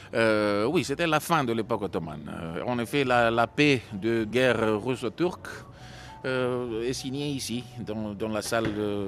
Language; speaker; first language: French; non-native, fluent; Romanian